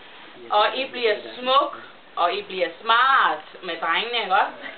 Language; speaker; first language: Danish; non-native, learner; Burmese